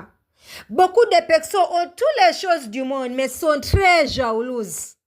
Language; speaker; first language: French; non-native, learner; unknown